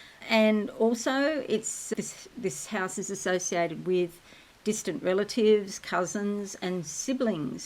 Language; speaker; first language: English; native; English